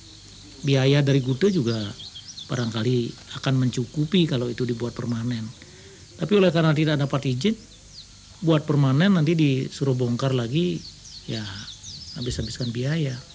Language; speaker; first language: Indonesian; native; Indonesian